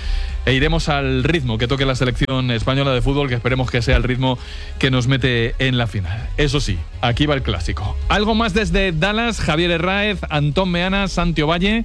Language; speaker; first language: Spanish; native; Spanish